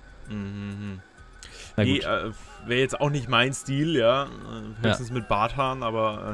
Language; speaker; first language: German; native; German